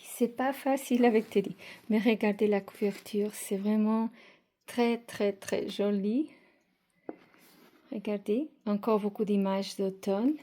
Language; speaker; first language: French; non-native, fluent; Portuguese